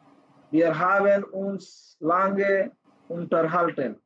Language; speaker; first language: German; non-native, learner; Bangla